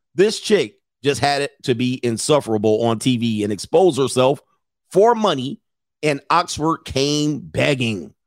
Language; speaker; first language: English; native; English